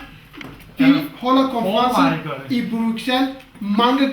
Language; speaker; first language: Danish; non-native, fluent; Kurdish